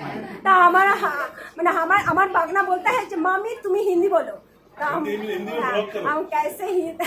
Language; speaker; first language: Hindi; non-native, local second language; Bangla